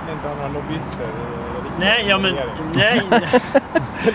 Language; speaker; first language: Swedish; native; Swedish